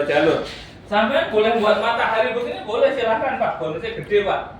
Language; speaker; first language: Indonesian; native; Indonesian